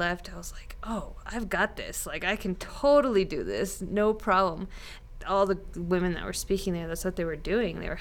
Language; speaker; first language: English; native; English